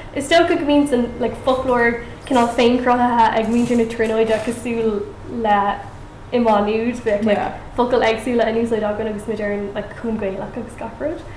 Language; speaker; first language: Irish; non-native, local second language; English